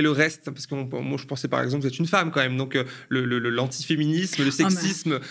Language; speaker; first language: French; native; French